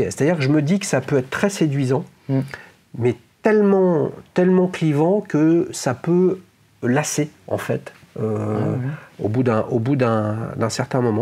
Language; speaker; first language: French; native; French